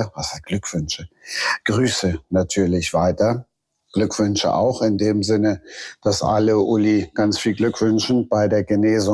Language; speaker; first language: German; native; German